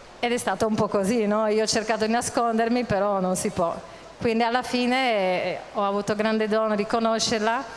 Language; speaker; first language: Italian; non-native, fluent; Czech